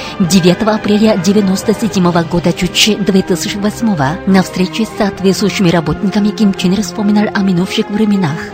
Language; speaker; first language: Russian; non-native, fluent; Korean